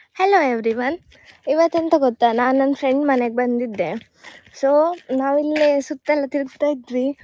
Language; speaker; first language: Kannada; non-native, local second language; Tulu